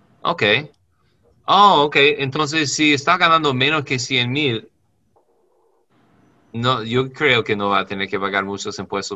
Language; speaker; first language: Spanish; non-native, learner; English